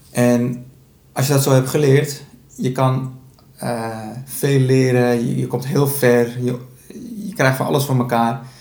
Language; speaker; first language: Dutch; early bilingual, other home language; Persian